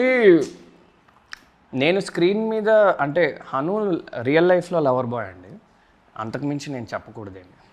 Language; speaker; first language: Telugu; native; Telugu